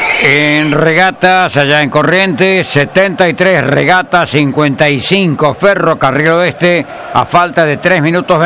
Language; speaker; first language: Spanish; native; Spanish